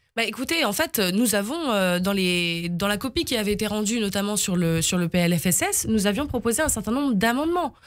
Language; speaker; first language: French; native; French